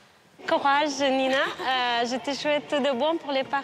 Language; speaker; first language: French; non-native, learner; Tigrinya